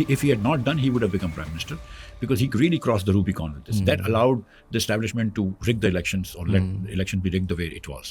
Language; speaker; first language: English; non-native, local second language; Urdu